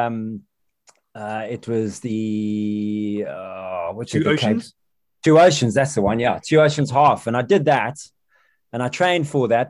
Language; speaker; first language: English; native; English